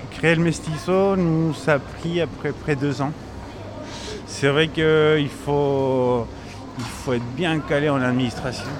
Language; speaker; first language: French; non-native, fluent; Spanish